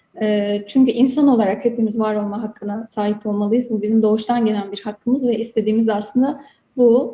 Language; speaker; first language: Turkish; native; Turkish